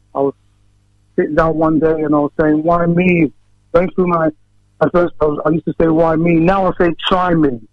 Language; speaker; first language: English; native; English